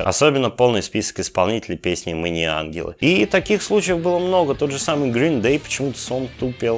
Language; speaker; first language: Russian; native; Russian